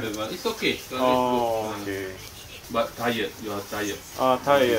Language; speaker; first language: English; non-native, local second language; Malay